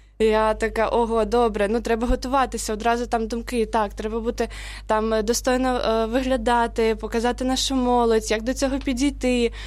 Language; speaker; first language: Ukrainian; native; Ukrainian